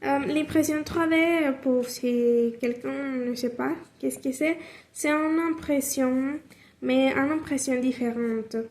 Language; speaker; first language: French; non-native, learner; Spanish